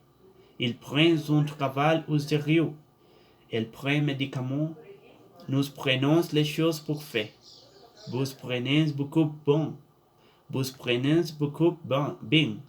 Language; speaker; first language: French; non-native, learner; Spanish